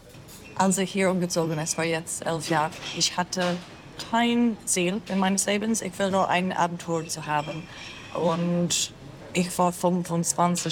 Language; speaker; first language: German; non-native, learner; English